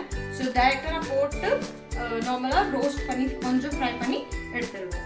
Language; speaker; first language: Tamil; non-native, learner; Hindi